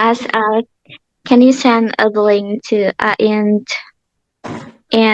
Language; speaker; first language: English; non-native, learner; Indonesian